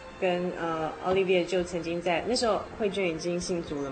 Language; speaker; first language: Chinese; native; Chinese